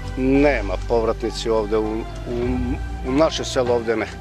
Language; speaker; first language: Serbian; native; Serbian